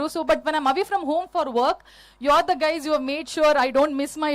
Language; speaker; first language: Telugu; non-native, learner; Kannada